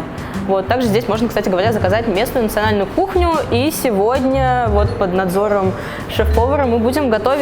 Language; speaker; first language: Russian; native; Russian